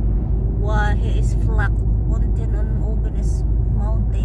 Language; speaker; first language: German; non-native, learner; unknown